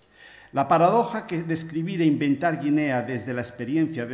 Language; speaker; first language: Spanish; native; Spanish